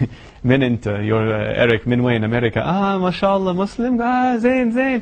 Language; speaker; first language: Arabic; non-native, learner; English